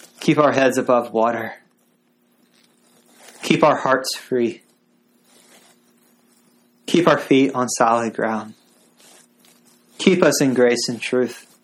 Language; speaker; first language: English; native; English